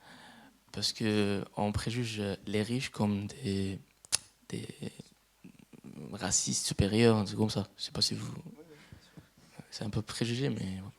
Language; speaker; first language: French; non-native, fluent; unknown